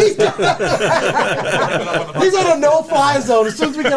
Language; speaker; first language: English; native; English